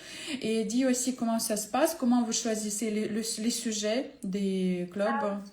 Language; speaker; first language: French; non-native, fluent; Ukrainian